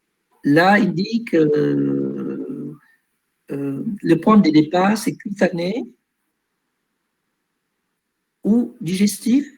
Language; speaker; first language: French; non-native, fluent; Vietnamese